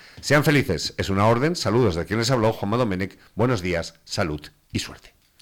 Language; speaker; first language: Spanish; native; Spanish